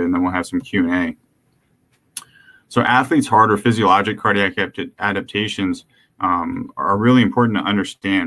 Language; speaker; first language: English; native; English